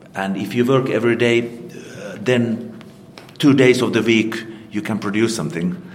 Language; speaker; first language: English; non-native, fluent; Finnish